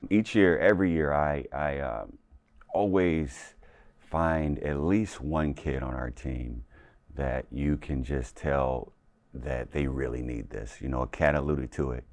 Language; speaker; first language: English; native; English